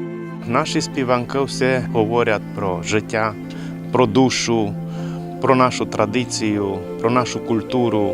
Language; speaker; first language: Ukrainian; early bilingual, heritage; Rusyn